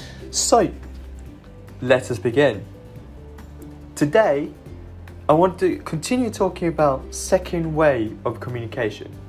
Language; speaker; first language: English; non-native, fluent; Japanese